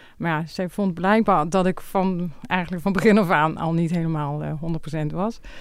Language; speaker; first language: Dutch; native; Dutch